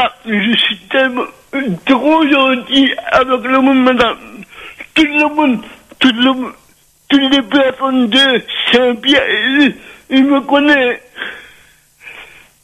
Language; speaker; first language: French; non-native, local second language; Réunion Creole French